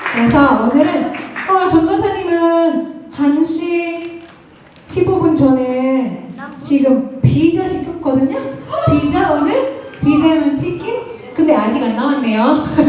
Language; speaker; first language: Korean; native; Korean